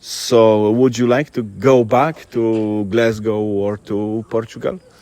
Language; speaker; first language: English; non-native, fluent; Polish